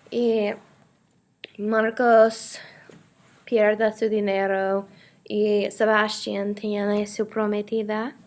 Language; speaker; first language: Spanish; non-native, learner; English